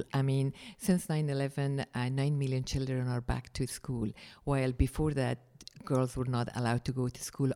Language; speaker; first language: English; non-native, fluent; Persian